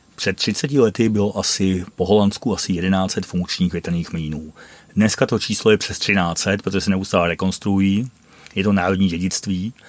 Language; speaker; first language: Czech; non-native, fluent; Dutch